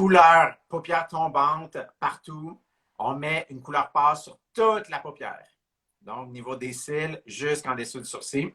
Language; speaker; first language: French; native; French